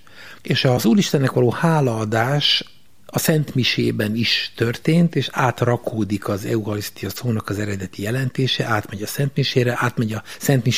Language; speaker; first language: Hungarian; native; Hungarian